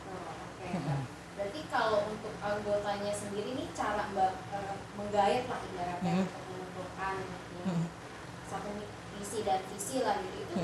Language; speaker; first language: Indonesian; native; Indonesian